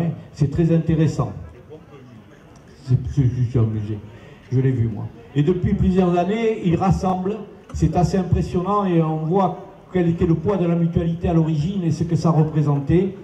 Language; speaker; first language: French; native; French